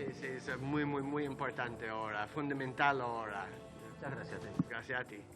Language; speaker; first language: Spanish; non-native, learner; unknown